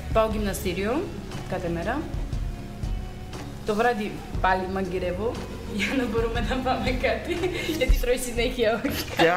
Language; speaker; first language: Greek; non-native, fluent; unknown